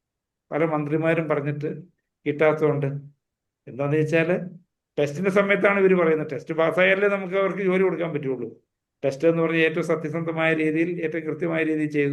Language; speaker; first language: Malayalam; native; Malayalam